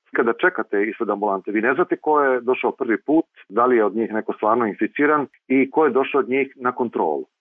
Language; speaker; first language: Serbian; native; Serbian